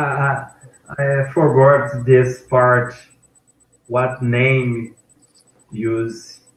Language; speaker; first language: English; non-native, learner; Portuguese